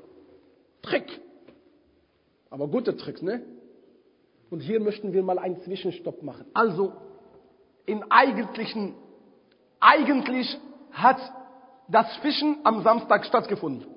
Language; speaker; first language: German; non-native, fluent; Arabic